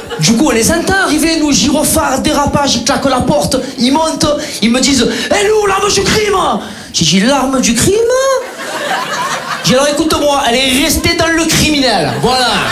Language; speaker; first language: French; native; French